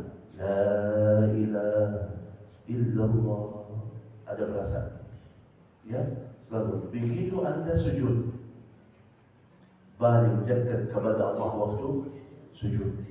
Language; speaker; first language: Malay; non-native, fluent; Arabic